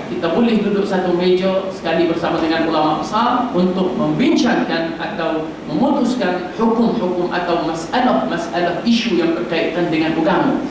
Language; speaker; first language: Malay; non-native, fluent; Arabic